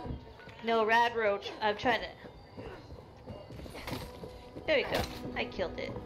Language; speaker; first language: English; native; English